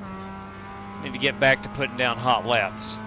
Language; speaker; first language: English; native; English